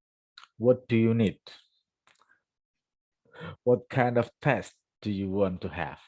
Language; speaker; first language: English; non-native, fluent; Indonesian